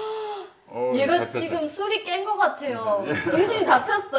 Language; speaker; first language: Korean; non-native, fluent; Burmese